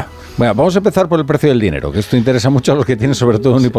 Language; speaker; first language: Spanish; native; Spanish